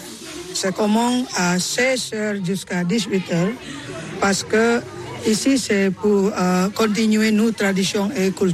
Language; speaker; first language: French; non-native, learner; Indonesian